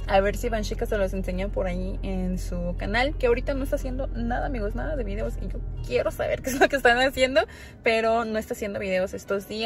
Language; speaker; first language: Spanish; native; Spanish